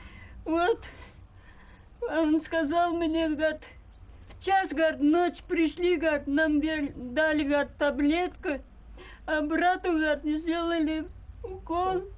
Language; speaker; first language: Russian; non-native, local second language; Crimean Tatar